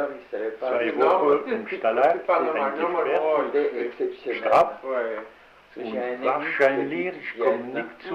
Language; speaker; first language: German; non-native, learner; French